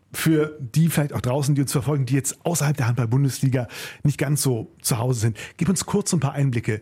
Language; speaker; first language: German; native; German